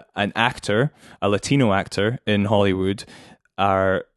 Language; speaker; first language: English; native; English